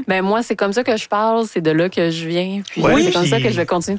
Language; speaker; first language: French; native; French